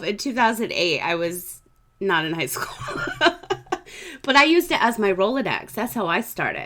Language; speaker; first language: English; native; English